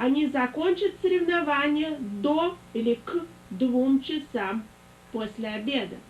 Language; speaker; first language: Russian; native; Russian